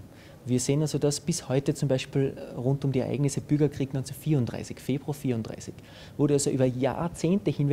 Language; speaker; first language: German; native; German